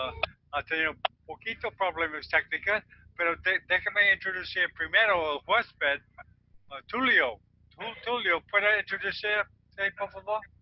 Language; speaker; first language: Spanish; non-native, learner; English